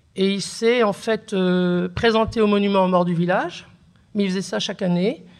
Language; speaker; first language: French; early bilingual, other home language; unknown